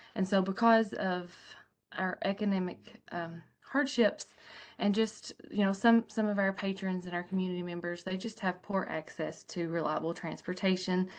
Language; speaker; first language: English; native; English